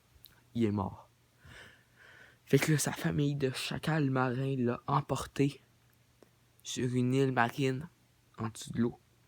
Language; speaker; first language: French; native; French